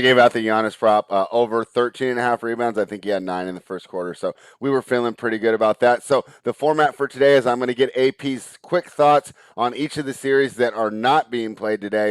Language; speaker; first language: English; native; English